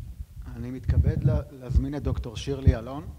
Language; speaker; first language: Hebrew; native; Hebrew